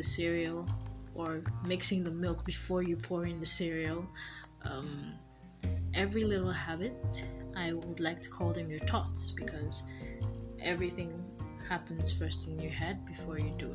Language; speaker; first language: English; non-native, local second language; Yoruba